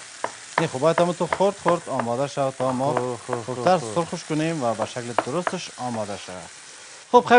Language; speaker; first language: Persian; native; Persian